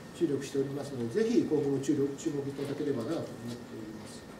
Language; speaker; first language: Japanese; native; Japanese